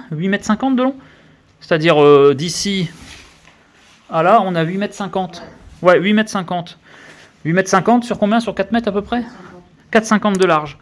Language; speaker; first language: French; native; French